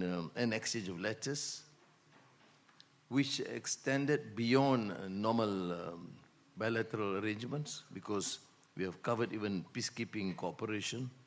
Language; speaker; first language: English; non-native, local second language; Malay